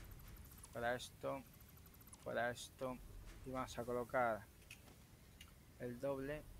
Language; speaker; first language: Spanish; native; Spanish